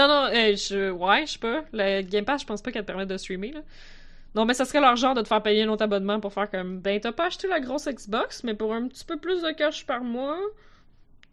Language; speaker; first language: French; native; French